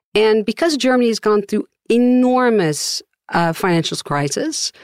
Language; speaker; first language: English; non-native, fluent; Dutch